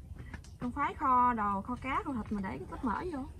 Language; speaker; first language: Vietnamese; native; Vietnamese